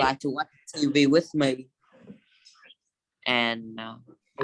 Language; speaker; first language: English; non-native, learner; Vietnamese